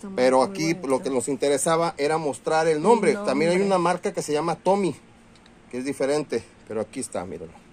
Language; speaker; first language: Spanish; native; Spanish